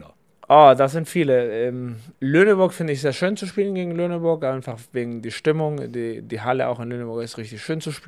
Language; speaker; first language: German; non-native, fluent; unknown